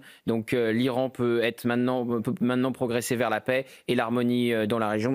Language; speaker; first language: French; native; French